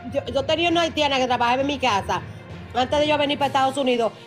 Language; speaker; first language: Spanish; native; Spanish